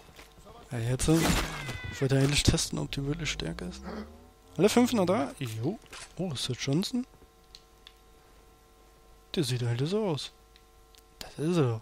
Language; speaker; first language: German; native; German